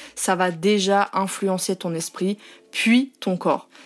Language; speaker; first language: French; native; French